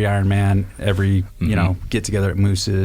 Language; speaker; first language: English; native; English